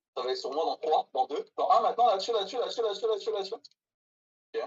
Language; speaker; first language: French; native; French